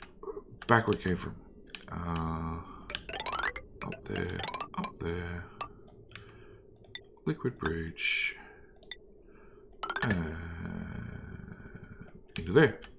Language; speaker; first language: English; native; English